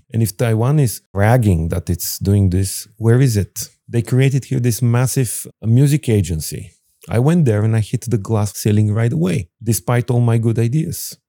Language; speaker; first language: English; non-native, fluent; Bulgarian